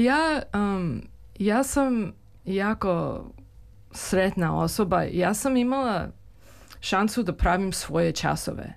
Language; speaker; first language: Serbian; early bilingual, heritage; Serbian